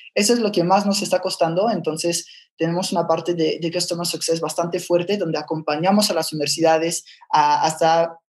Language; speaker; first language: Spanish; non-native, fluent; French